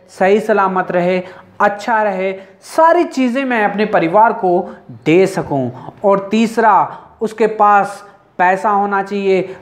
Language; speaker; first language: Hindi; non-native, local second language; Telugu